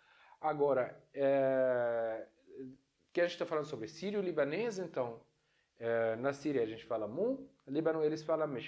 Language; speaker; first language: Portuguese; non-native, fluent; Arabic